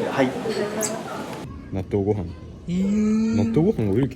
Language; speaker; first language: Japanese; native; Japanese